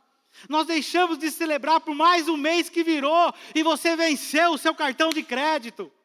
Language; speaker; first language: Portuguese; native; Portuguese